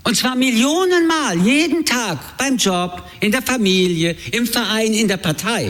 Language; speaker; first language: German; early bilingual, other home language; French